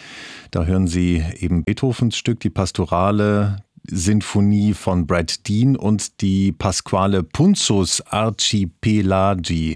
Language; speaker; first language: German; native; German